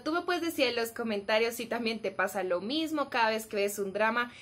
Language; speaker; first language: Spanish; native; Spanish